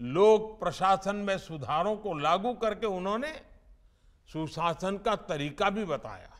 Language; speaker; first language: Hindi; non-native, local second language; Gujarati